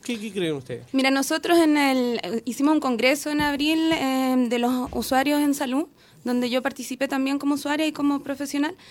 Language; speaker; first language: Spanish; native; Spanish